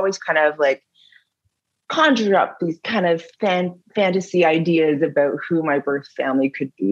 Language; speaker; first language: English; native; English